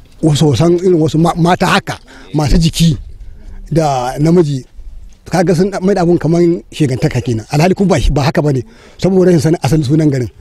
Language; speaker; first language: Hausa; native; Hausa